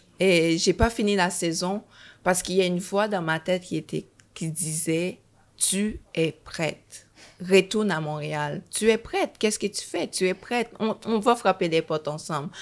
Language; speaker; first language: French; early bilingual, other home language; Haitian Creole